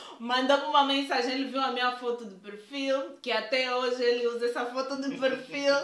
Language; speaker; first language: Portuguese; native; Portuguese